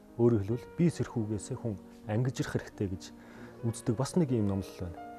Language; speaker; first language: Mongolian; native; Mongolian